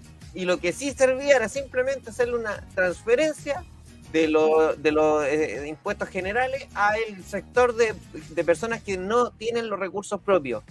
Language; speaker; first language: Spanish; native; Spanish